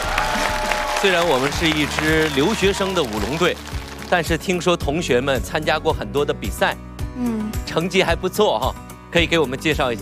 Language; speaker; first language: Chinese; native; Chinese